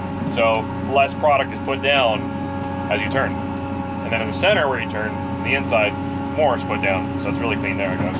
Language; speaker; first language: English; native; English